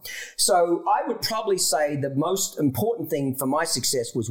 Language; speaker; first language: English; native; English